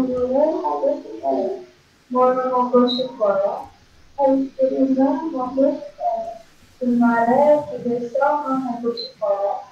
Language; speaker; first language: Korean; non-native, learner; Indonesian